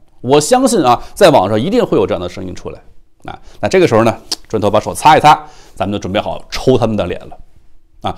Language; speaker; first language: Chinese; native; Chinese